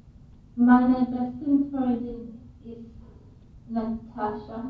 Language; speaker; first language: German; non-native, learner; English